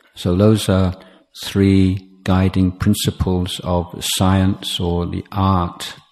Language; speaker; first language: English; native; English